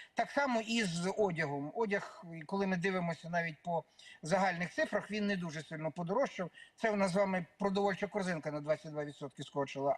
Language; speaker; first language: Ukrainian; native; Ukrainian